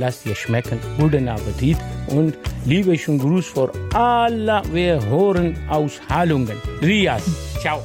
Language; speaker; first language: German; non-native, learner; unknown